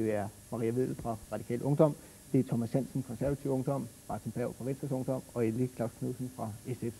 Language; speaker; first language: Danish; native; Danish